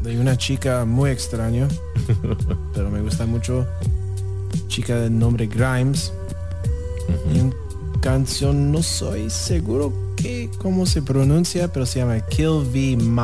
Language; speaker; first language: Spanish; non-native, learner; English